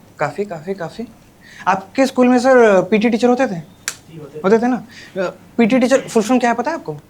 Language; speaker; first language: Hindi; non-native, local second language; Odia